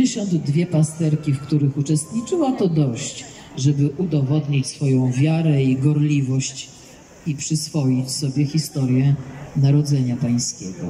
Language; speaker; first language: Polish; native; Polish